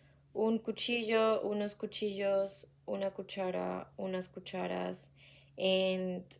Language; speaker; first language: Spanish; non-native, fluent; English